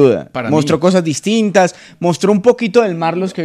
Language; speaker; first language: Spanish; native; Spanish